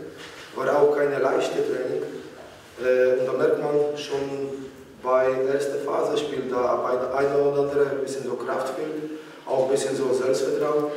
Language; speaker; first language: German; non-native, learner; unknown